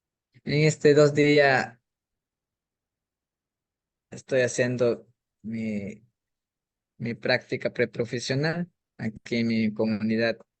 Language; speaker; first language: Spanish; non-native, local second language; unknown